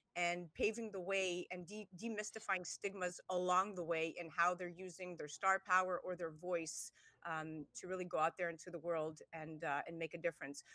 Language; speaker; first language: English; native; English